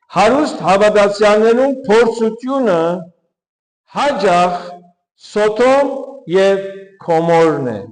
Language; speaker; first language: Armenian; early bilingual, heritage; Armenian